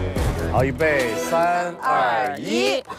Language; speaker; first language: Chinese; native; Chinese